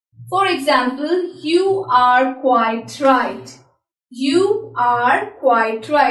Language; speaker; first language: English; non-native, local second language; Hindi